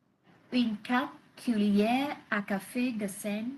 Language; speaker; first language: French; non-native, learner; Vietnamese